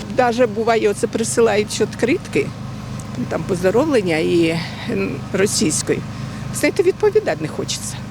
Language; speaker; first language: Ukrainian; non-native, local second language; Russian